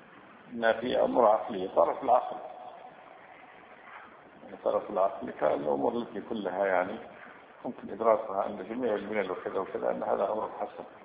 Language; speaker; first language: Arabic; native; Arabic